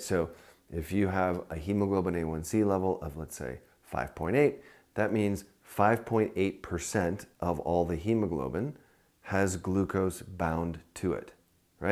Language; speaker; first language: English; native; English